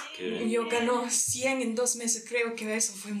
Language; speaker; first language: Spanish; early bilingual, heritage; English